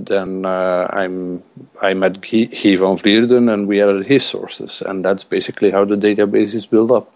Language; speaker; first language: English; non-native, fluent; Dutch